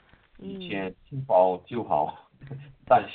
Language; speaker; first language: Chinese; non-native, learner; Korean